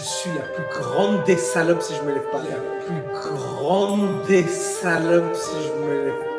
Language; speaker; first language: French; native; French